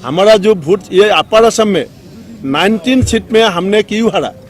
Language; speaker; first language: Hindi; non-native, local second language; Assamese